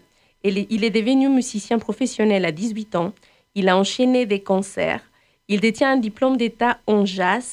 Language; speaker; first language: French; native; French